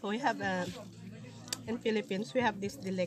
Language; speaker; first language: English; non-native, local second language; Filipino